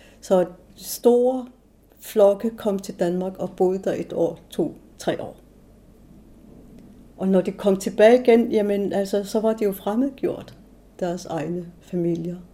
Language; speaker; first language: Danish; non-native, local second language; Kalaallisut